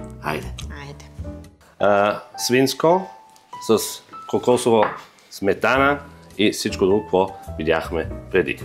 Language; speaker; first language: Bulgarian; non-native, learner; German